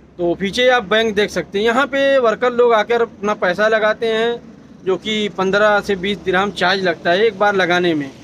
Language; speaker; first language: Hindi; native; Hindi